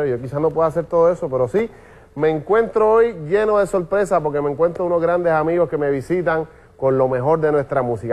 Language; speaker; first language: Spanish; native; Spanish